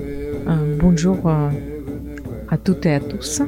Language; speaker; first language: French; non-native, fluent; Russian